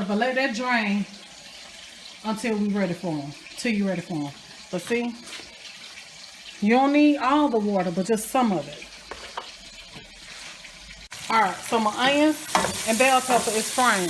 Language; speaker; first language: English; native; English